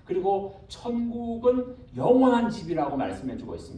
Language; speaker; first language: Korean; native; Korean